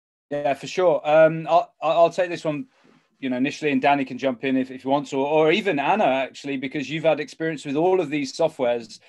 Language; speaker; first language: English; native; English